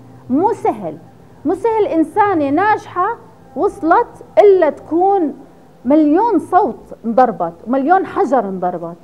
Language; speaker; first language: Arabic; native; Arabic